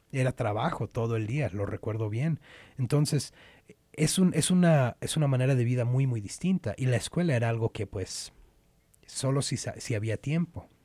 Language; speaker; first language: Spanish; early bilingual, other home language; English